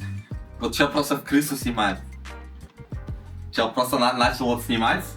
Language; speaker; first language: Russian; native; Russian